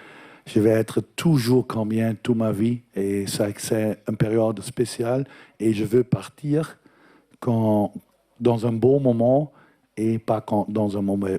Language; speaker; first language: French; non-native, fluent; Dutch